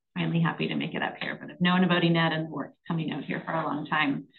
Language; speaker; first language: English; native; English